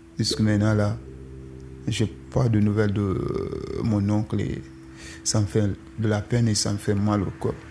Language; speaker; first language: French; non-native, local second language; Susu